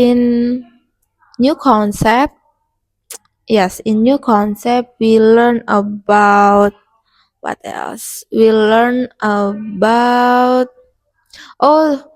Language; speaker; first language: English; non-native, learner; Indonesian